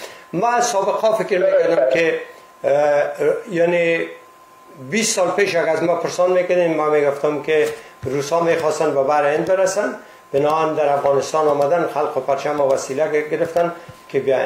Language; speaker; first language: Persian; native; Persian